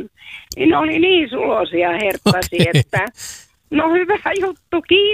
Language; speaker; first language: Finnish; native; Finnish